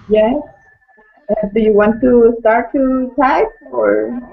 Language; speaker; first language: English; non-native, learner; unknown